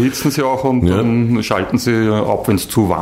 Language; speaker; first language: German; native; German